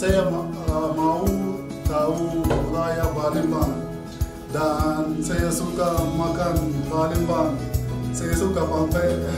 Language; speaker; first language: Indonesian; non-native, learner; Arabic